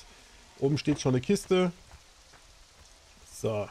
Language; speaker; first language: German; native; German